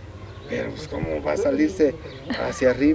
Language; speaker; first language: Spanish; native; Spanish